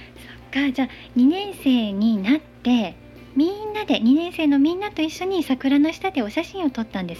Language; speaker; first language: Japanese; native; Japanese